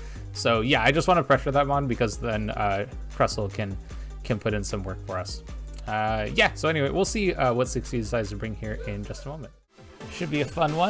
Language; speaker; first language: English; native; English